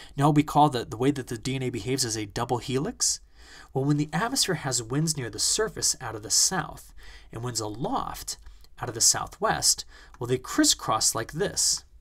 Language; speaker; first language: English; native; English